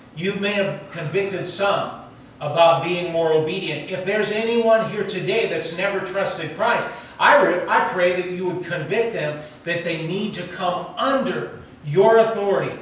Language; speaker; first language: English; native; English